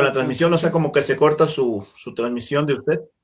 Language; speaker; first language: Spanish; native; Spanish